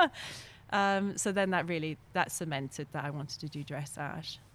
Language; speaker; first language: English; non-native, fluent; French